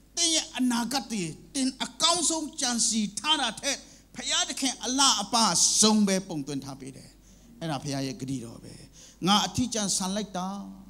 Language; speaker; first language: Burmese; non-native, local second language; Kachin